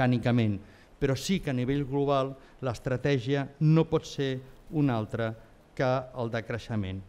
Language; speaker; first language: Catalan; native; Catalan